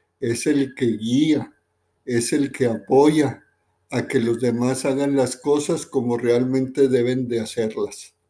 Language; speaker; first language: Spanish; native; Spanish